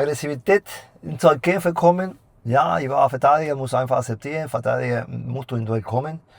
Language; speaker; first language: German; non-native, fluent; Spanish